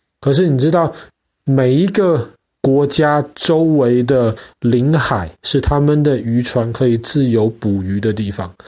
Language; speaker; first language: Chinese; native; Chinese